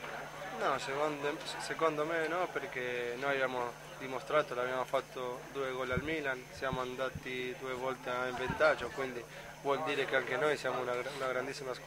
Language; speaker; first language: Italian; non-native, fluent; Spanish